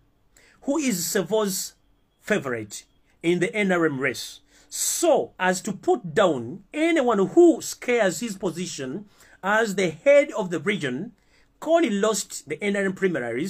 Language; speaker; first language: English; non-native, local second language; Ganda